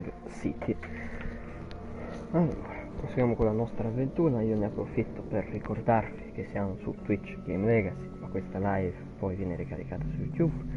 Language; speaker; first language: Italian; native; Italian